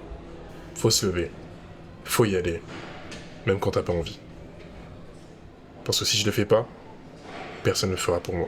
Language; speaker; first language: French; native; French